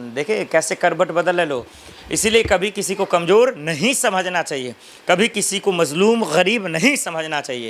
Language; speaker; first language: Hindi; native; Hindi